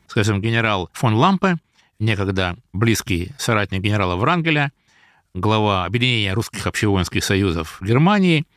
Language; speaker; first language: Russian; native; Russian